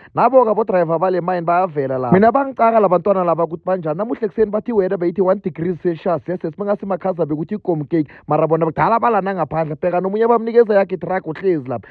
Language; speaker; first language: Zulu; native; Zulu